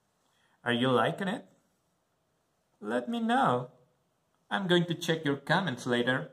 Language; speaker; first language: English; non-native, learner; Spanish